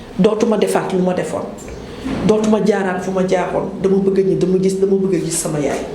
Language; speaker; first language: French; non-native, local second language; Wolof